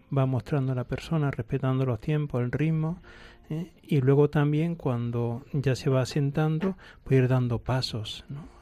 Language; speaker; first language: Spanish; native; Spanish